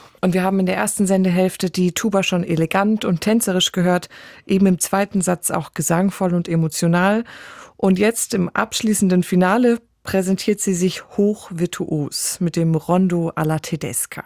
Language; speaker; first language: German; native; German